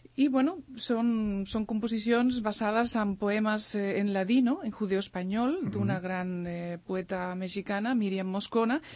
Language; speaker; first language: Catalan; early bilingual, other home language; Spanish